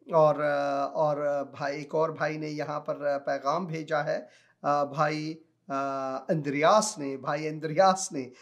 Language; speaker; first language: Urdu; non-native, local second language; Punjabi